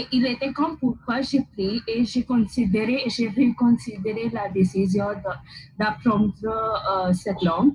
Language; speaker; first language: French; non-native, learner; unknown